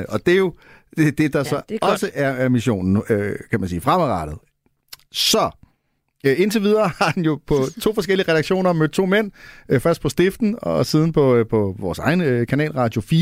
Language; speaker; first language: Danish; native; Danish